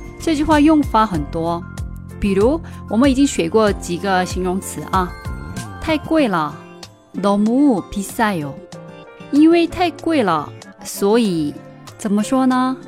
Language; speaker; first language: Chinese; non-native, fluent; Korean